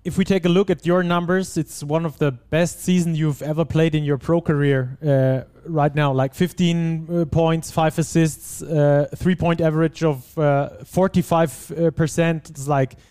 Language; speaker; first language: English; non-native, fluent; German